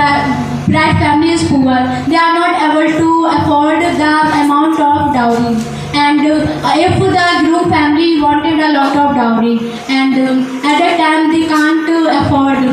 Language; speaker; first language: English; non-native, learner; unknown